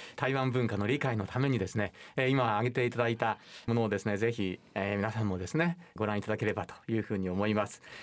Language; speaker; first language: Japanese; native; Japanese